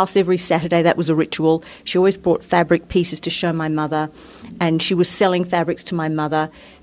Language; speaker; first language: English; native; English